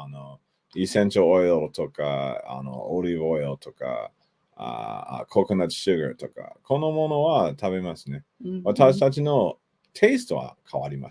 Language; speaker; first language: Japanese; non-native, learner; English